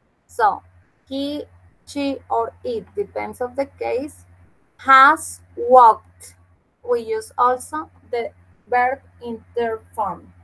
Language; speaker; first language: English; non-native, fluent; Spanish